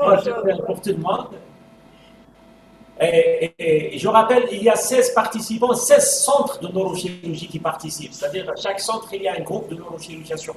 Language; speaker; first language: French; non-native, local second language; Arabic